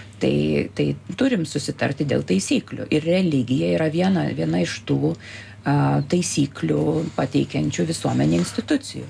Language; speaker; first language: Lithuanian; native; Lithuanian